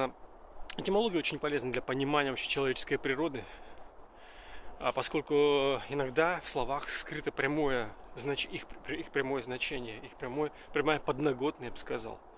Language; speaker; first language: Russian; native; Russian